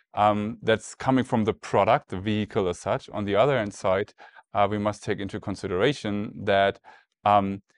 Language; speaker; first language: English; non-native, fluent; German